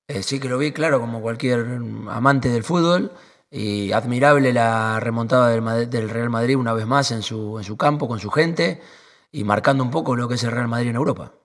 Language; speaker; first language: Spanish; native; Spanish